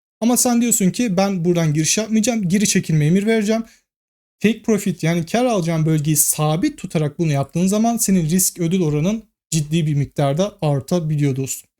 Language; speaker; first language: Turkish; native; Turkish